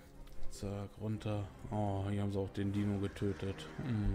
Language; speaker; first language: German; native; German